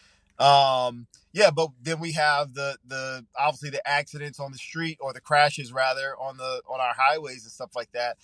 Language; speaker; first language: English; native; English